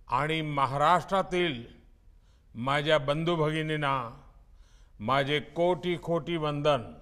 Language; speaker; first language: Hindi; non-native, local second language; Gujarati